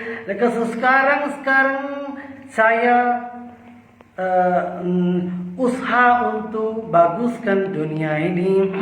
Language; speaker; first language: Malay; non-native, learner; Urdu